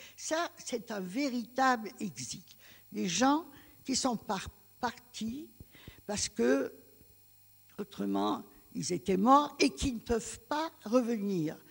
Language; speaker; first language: French; non-native, local second language; Greek